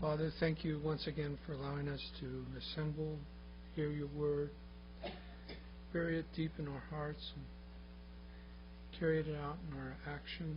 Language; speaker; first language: English; native; English